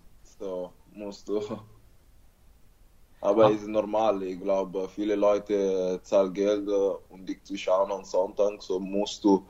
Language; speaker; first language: German; non-native, learner; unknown